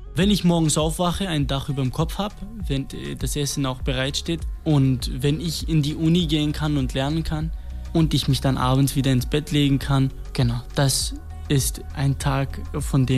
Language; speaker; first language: German; non-native, fluent; Kurdish